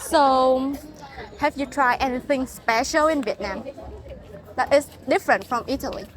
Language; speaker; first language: English; non-native, learner; Vietnamese